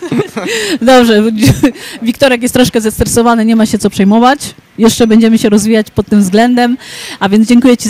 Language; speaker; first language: Polish; native; Polish